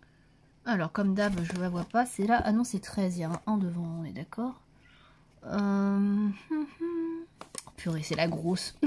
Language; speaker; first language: French; native; French